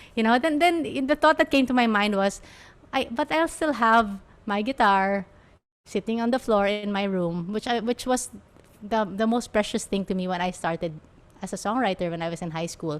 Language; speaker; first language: English; non-native, local second language; Filipino